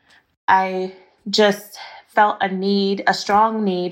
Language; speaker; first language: English; native; English